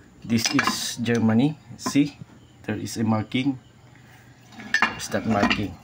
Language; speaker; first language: English; non-native, learner; Filipino